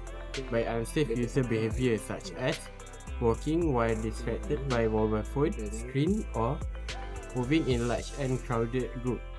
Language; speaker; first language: English; non-native, local second language; Malay